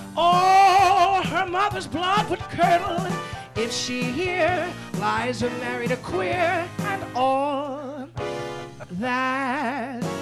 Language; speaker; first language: English; native; English